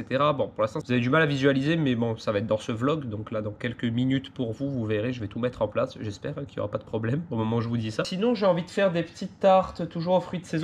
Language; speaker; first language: French; native; French